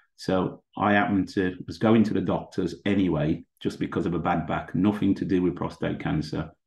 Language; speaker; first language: English; native; English